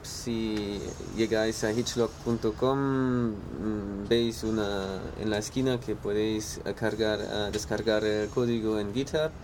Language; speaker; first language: Spanish; non-native, learner; German